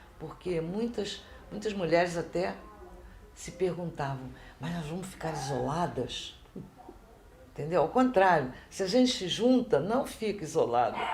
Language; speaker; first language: Portuguese; native; Portuguese